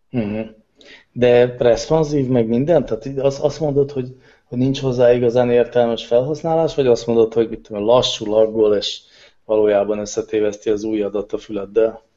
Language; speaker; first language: Hungarian; native; Hungarian